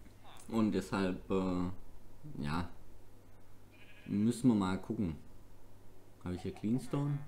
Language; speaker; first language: German; native; German